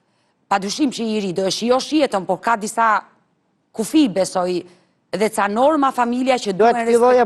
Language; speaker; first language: Albanian; native; Albanian